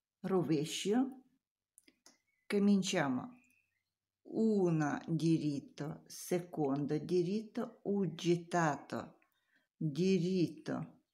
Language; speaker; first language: Italian; non-native, learner; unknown